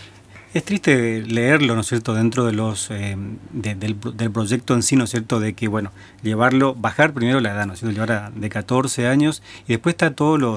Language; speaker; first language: Spanish; native; Spanish